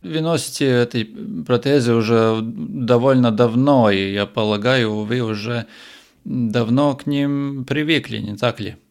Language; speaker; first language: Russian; non-native, local second language; Latvian